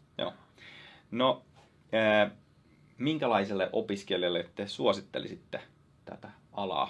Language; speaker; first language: Finnish; native; Finnish